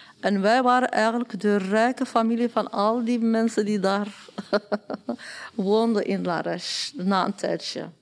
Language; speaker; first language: Dutch; non-native, learner; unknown